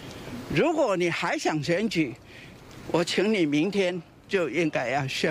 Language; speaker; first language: Chinese; native; Chinese